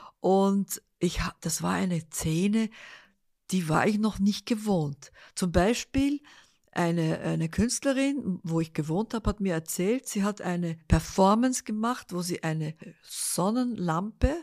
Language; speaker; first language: German; early bilingual, other home language; Dutch